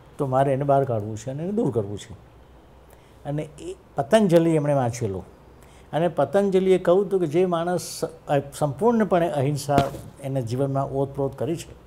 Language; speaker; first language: Gujarati; native; Gujarati